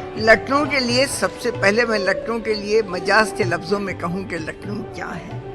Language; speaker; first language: Urdu; native; Urdu